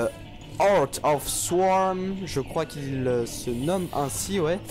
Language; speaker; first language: French; native; French